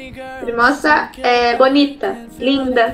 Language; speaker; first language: Spanish; non-native, learner; Portuguese